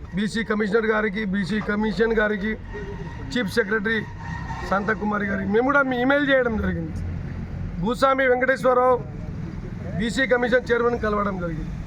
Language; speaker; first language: Telugu; non-native, local second language; Lambadi